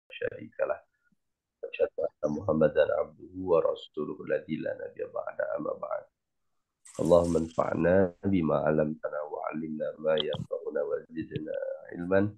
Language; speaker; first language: Arabic; non-native, fluent; Indonesian